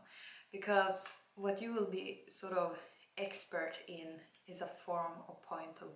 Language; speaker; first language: English; non-native, fluent; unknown